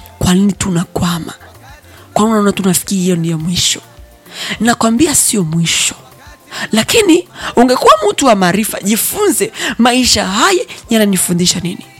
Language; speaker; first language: Swahili; non-native, local second language; Rundi